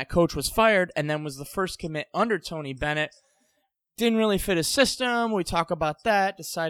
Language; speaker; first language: English; native; English